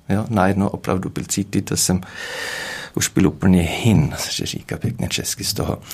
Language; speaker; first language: Czech; non-native, fluent; German